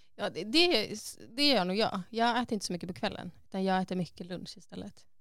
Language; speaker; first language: Swedish; native; Swedish